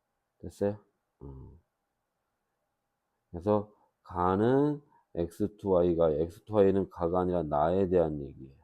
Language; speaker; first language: Korean; native; Korean